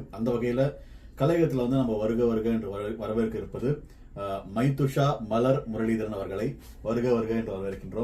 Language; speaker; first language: Tamil; native; Tamil